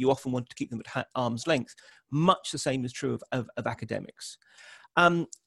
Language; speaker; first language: English; native; English